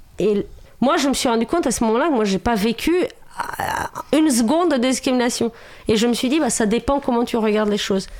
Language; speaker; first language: French; non-native, fluent; Romanian